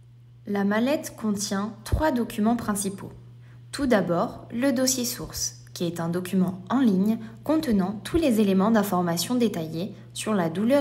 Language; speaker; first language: French; native; French